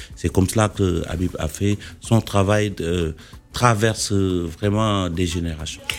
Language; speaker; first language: French; non-native, local second language; Wolof